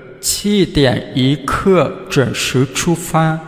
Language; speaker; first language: Chinese; non-native, fluent; Vietnamese